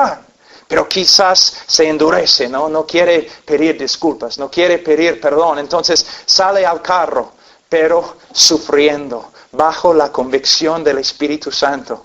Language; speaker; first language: Spanish; non-native, fluent; English